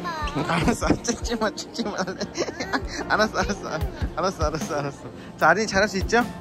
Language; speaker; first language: Korean; native; Korean